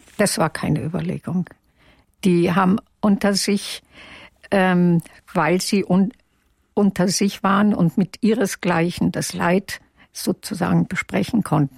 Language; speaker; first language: German; non-native, local second language; Yiddish